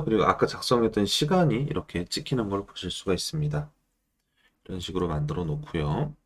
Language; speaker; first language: Korean; native; Korean